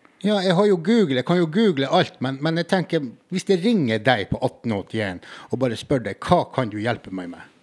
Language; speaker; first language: Norwegian; native; Norwegian